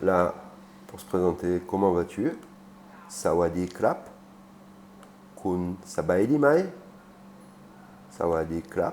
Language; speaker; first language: French; native; French